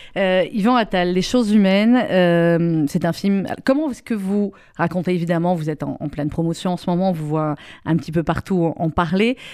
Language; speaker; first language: French; native; French